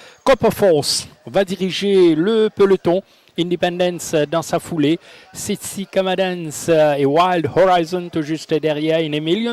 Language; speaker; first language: French; non-native, local second language; Morisyen